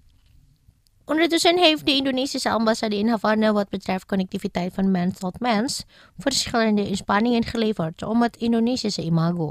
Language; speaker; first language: Dutch; non-native, fluent; Indonesian